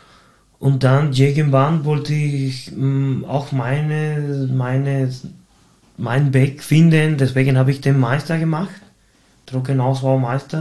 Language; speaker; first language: German; non-native, fluent; Spanish